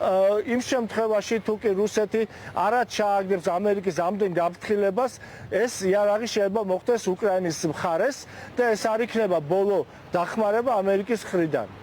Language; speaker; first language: Georgian; native; Georgian